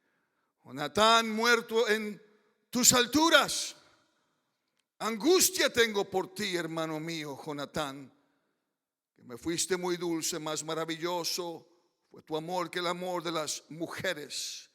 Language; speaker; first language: Spanish; early bilingual, heritage; Spanish